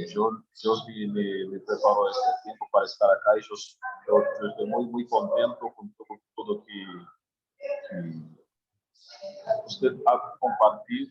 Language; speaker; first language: Spanish; non-native, learner; Portuguese